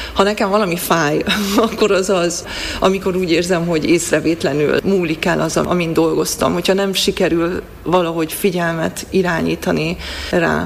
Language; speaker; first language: Hungarian; native; Hungarian